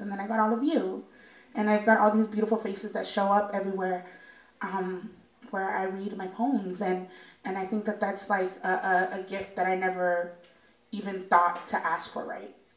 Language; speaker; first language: English; early bilingual, other home language; Spanish